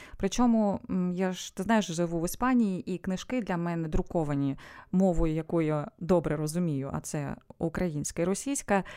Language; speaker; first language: Ukrainian; non-native, local second language; Russian